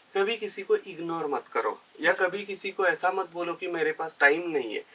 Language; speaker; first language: Hindi; non-native, local second language; Marathi